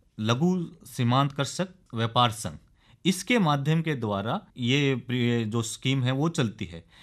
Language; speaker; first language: Hindi; native; Hindi